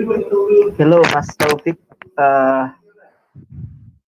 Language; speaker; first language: English; non-native, learner; Indonesian